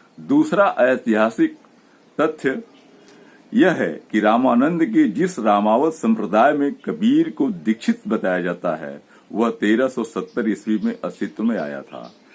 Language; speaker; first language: Hindi; native; Hindi